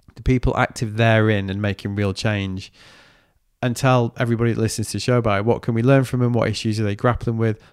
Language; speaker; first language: English; native; English